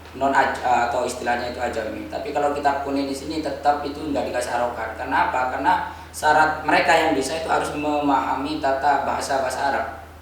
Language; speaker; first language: Indonesian; non-native, local second language; Madurese